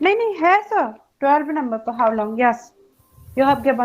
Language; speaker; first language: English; non-native, learner; Hindi